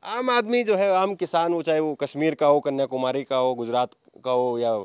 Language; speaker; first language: Hindi; native; Hindi